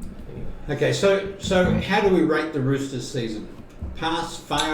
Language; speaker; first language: English; native; English